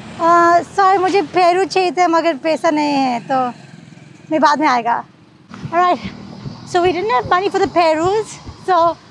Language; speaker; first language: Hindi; non-native, local second language; English